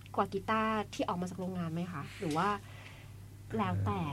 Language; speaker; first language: Thai; native; Thai